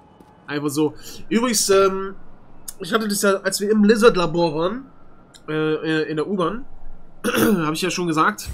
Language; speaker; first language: German; native; German